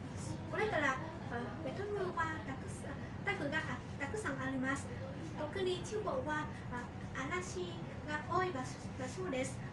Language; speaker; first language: Japanese; non-native, learner; Vietnamese